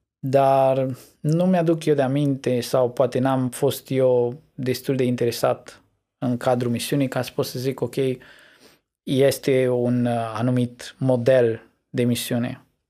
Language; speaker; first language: Romanian; early bilingual, heritage; Romanian